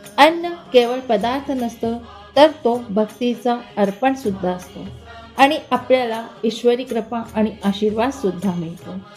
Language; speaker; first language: Marathi; non-native, local second language; Hindi